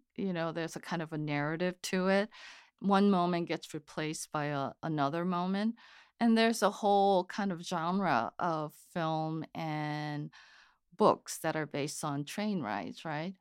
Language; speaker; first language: English; non-native, fluent; Korean